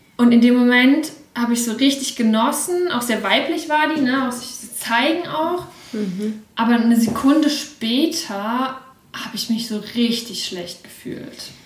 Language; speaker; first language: German; early bilingual, other home language; Russian